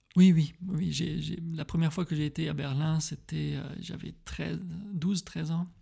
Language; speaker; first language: French; early bilingual, heritage; French